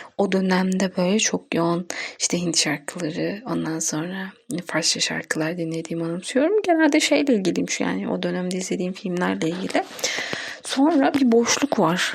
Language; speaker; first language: Turkish; non-native, local second language; Kurdish